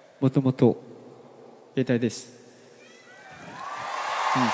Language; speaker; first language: Japanese; non-native, learner; Korean